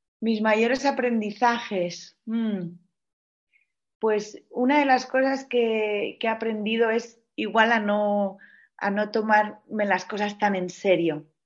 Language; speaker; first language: Spanish; native; Spanish